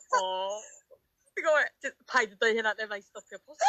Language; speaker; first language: Welsh; native; Welsh